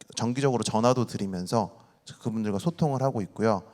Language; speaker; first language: Korean; native; Korean